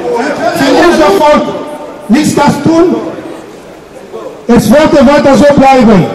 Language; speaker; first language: German; non-native, learner; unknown